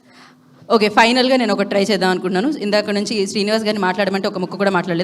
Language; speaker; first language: Telugu; native; Telugu